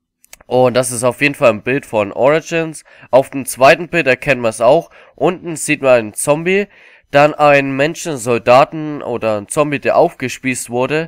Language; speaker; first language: German; native; German